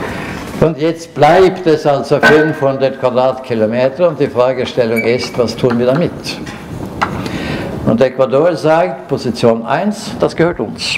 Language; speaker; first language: German; non-native, fluent; Norwegian